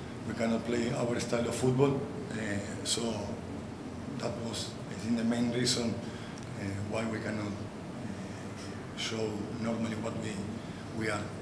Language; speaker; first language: English; non-native, fluent; Spanish